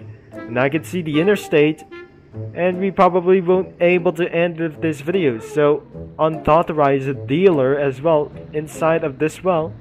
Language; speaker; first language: English; non-native, learner; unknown